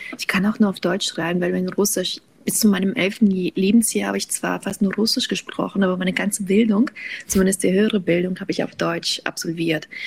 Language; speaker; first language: German; early bilingual, other home language; Russian